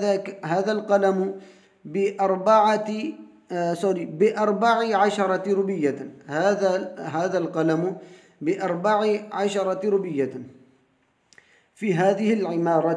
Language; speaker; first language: Arabic; non-native, fluent; Urdu